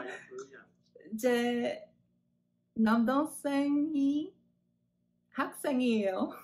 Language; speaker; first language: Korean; non-native, learner; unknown